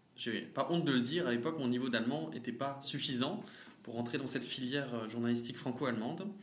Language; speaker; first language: French; native; French